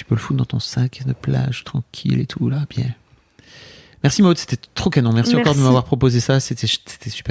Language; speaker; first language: French; native; French